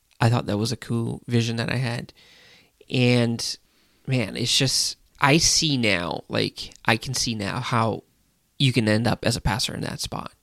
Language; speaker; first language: English; non-native, fluent; Portuguese